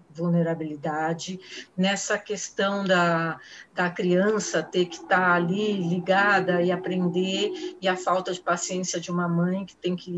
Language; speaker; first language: Portuguese; native; Portuguese